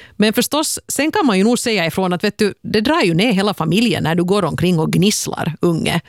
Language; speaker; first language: Swedish; native; Swedish